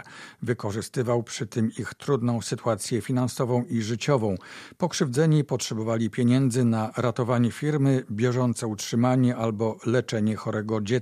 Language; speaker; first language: Polish; native; Polish